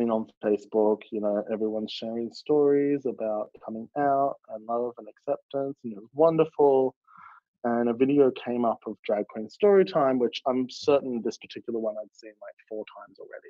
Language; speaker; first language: English; native; English